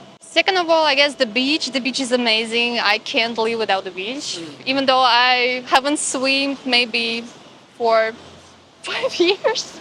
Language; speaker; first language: English; non-native, fluent; Russian